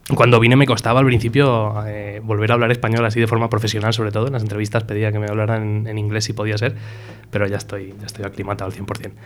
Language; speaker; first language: Spanish; native; Spanish